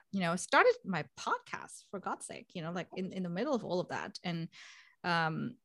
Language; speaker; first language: English; non-native, fluent; Vietnamese